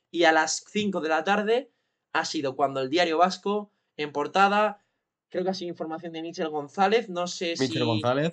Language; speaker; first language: Spanish; native; Spanish